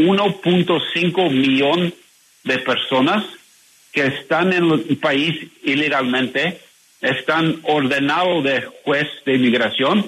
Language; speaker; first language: Spanish; non-native, learner; English